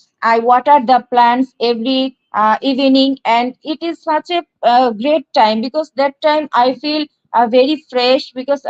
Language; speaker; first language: English; non-native, learner; Bangla